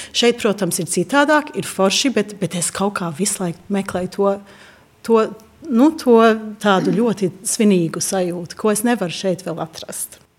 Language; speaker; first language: Latvian; early bilingual, heritage; Latvian